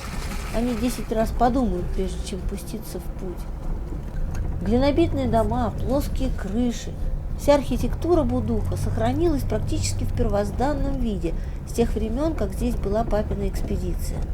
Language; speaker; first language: Russian; native; Russian